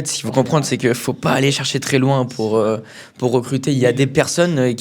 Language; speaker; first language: French; native; French